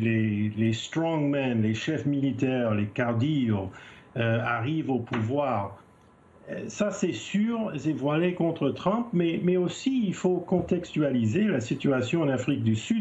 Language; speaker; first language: French; non-native, fluent; English